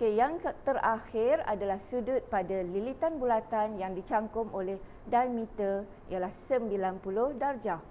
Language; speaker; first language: Malay; native; Malay